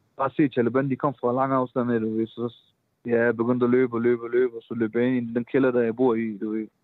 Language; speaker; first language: Danish; early bilingual, other home language; Persian